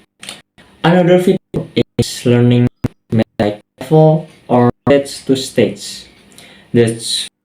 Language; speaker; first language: English; non-native, learner; Indonesian